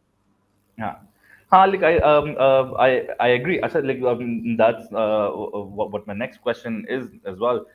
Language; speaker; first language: English; non-native, local second language; Urdu